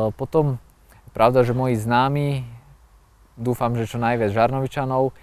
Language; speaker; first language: Slovak; native; Slovak